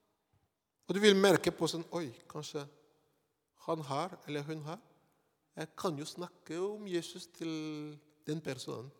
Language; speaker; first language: Norwegian; non-native, fluent; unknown